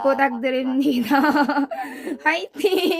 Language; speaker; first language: Korean; non-native, fluent; Filipino